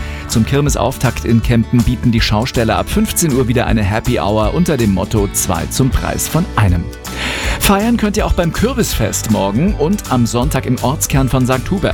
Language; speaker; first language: German; native; German